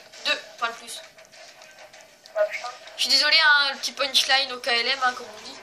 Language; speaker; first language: French; native; French